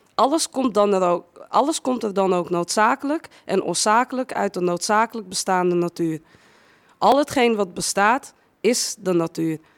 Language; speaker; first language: Dutch; native; Dutch